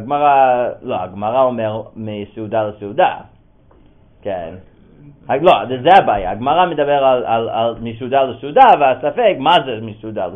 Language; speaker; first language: Hebrew; non-native, fluent; English